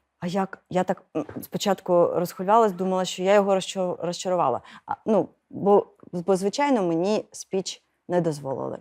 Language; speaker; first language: Ukrainian; non-native, local second language; Russian